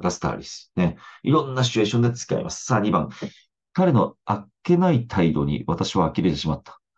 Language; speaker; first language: Japanese; native; Japanese